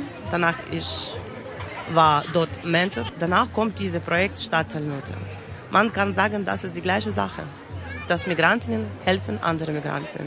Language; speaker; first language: German; non-native, learner; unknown